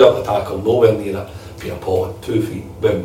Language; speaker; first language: English; native; English